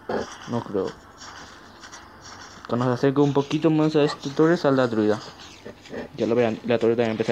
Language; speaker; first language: Spanish; native; Spanish